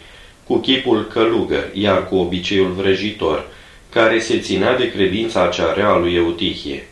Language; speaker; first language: Romanian; native; Romanian